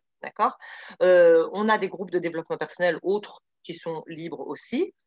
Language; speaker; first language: French; native; French